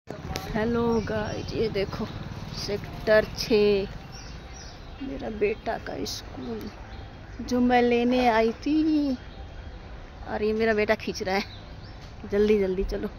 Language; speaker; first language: Hindi; non-native, local second language; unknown